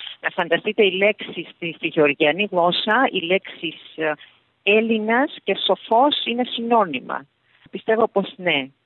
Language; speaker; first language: Greek; early bilingual, heritage; Greek